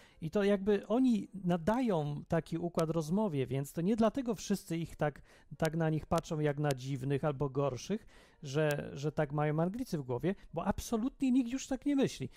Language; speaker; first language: Polish; native; Polish